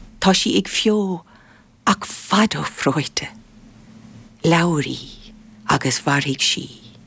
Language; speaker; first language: Irish; non-native, local second language; English